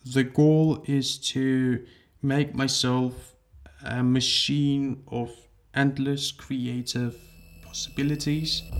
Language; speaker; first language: English; non-native, fluent; Georgian